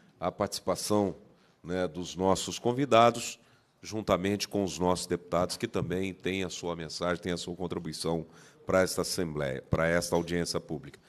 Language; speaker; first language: Portuguese; native; Portuguese